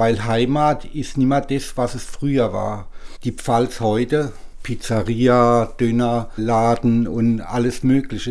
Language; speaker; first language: German; native; German